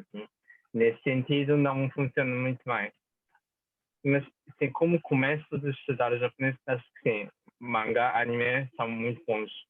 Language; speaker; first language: Portuguese; non-native, fluent; Japanese